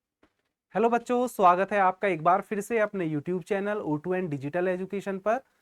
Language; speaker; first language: Hindi; native; Hindi